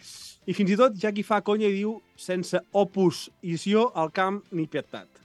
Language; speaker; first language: Catalan; native; Catalan